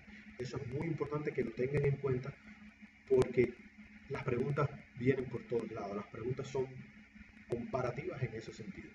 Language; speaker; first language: Spanish; native; Spanish